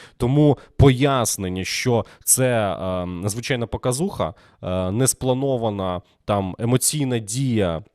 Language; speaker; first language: Ukrainian; native; Ukrainian